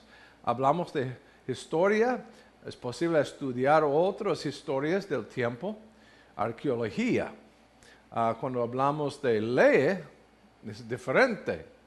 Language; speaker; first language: Spanish; non-native, fluent; English